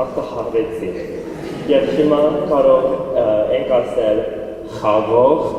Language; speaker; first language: Armenian; non-native, learner; English